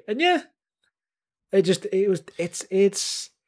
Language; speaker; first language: English; native; English